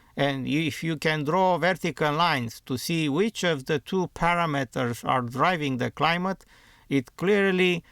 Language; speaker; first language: English; non-native, fluent; Romanian